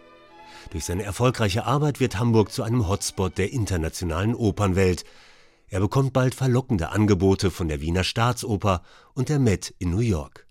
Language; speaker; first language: German; native; German